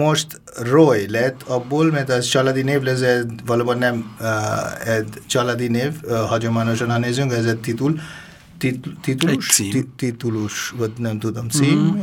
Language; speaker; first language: Hungarian; non-native, fluent; Bangla